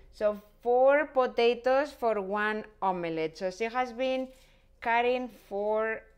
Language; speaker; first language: English; non-native, fluent; Spanish